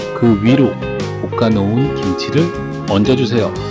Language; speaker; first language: Korean; native; Korean